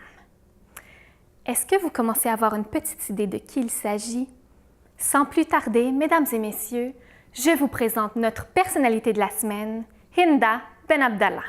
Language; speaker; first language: French; native; French